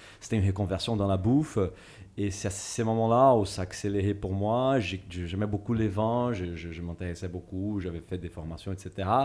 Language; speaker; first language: French; non-native, fluent; Portuguese